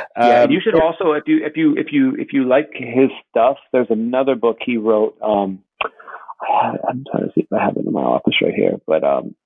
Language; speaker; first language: English; native; English